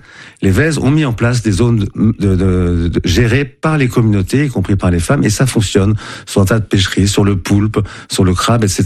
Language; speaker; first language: French; native; French